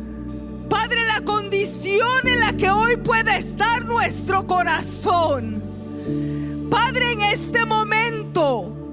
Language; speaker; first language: Spanish; native; Spanish